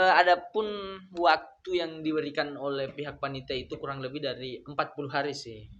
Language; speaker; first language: Indonesian; non-native, local second language; Buginese